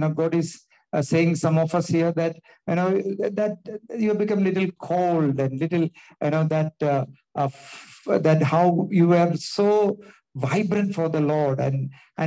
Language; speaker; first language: English; non-native, local second language; Malayalam